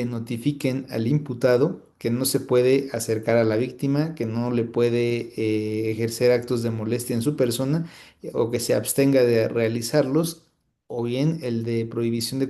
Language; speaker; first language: Spanish; native; Spanish